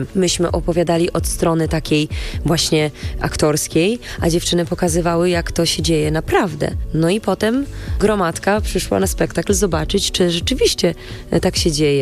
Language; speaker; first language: Polish; native; Polish